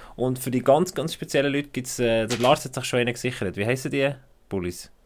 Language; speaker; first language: German; native; German